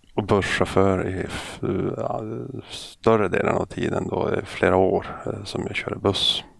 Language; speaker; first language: Swedish; native; Swedish